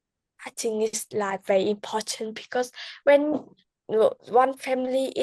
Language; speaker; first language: English; non-native, learner; Vietnamese